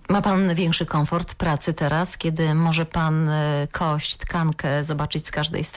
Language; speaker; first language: Polish; native; Polish